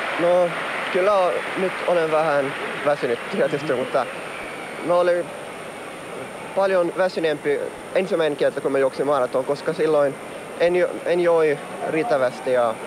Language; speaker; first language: Finnish; non-native, local second language; Swedish